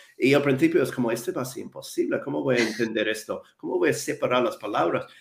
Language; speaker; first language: Spanish; non-native, fluent; English